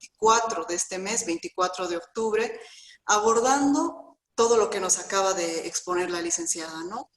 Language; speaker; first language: Spanish; native; Spanish